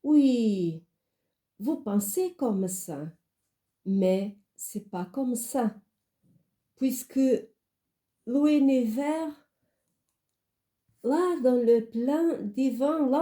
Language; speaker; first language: French; non-native, fluent; Portuguese